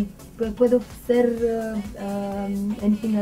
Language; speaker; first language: Spanish; non-native, learner; Romanian